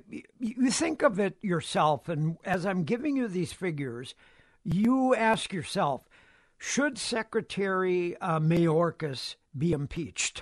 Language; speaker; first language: English; native; English